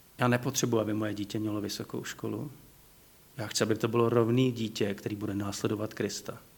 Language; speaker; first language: Czech; non-native, fluent; Slovak